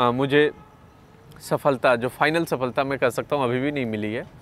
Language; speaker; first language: Hindi; native; Hindi